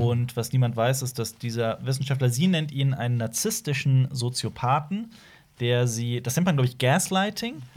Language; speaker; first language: German; native; German